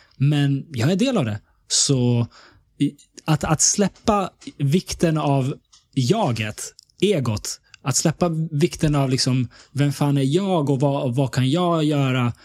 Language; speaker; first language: Swedish; early bilingual, other home language; Bosnian